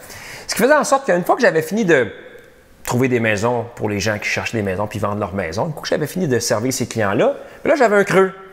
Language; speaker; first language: French; native; French